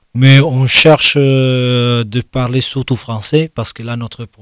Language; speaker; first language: French; non-native, fluent; Italian